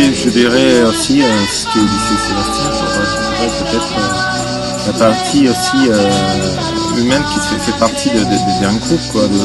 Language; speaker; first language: French; non-native, fluent; Spanish